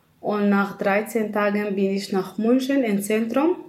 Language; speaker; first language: German; non-native, learner; Arabic